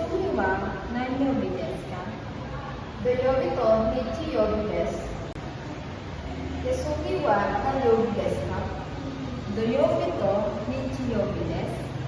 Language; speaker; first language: Japanese; non-native, learner; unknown